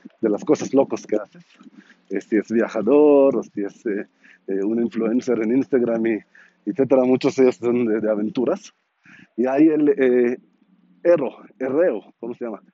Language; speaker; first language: Spanish; non-native, learner; Hebrew